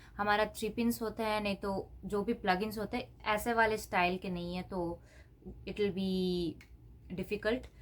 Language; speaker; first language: Hindi; non-native, local second language; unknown